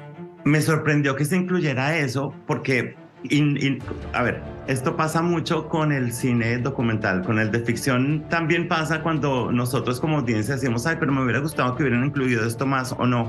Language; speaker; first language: Spanish; native; Spanish